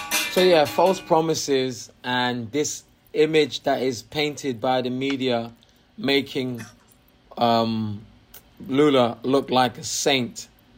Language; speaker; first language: English; native; English